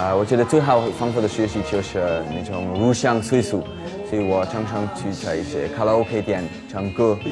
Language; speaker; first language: Chinese; non-native, learner; Swiss German